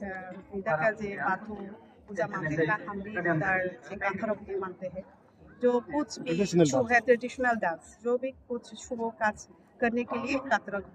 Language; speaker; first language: Hindi; non-native, learner; Kok Borok